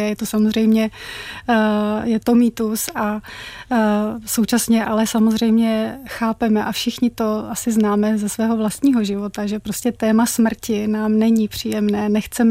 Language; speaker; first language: Czech; native; Czech